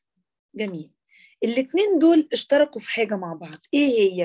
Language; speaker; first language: Arabic; native; Arabic